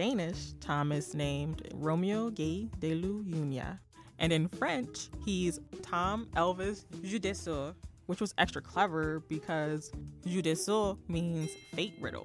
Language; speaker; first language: English; native; English